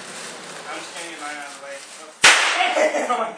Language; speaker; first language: English; native; English